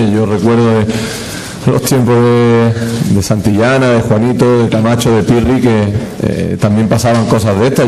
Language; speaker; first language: Spanish; native; Spanish